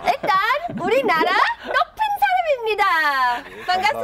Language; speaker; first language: Korean; non-native, learner; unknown